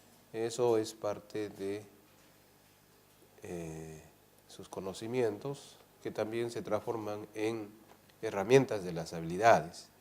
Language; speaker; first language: Spanish; native; Spanish